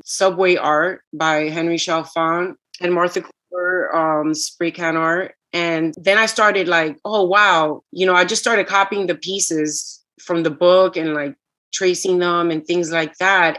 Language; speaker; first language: English; early bilingual, other home language; Spanish